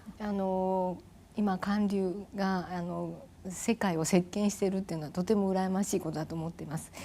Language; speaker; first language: Japanese; native; Japanese